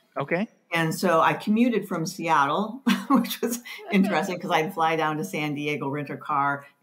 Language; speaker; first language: English; native; English